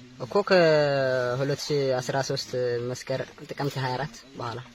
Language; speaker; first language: Amharic; non-native, local second language; Tigrinya